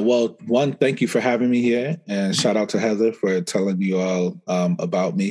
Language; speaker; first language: English; native; English